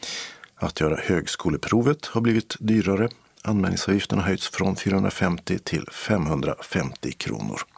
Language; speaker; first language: Swedish; native; Swedish